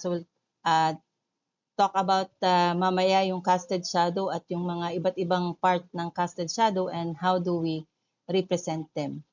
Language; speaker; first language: Filipino; native; Filipino